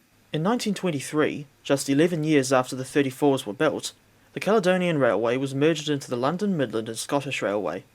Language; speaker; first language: English; native; English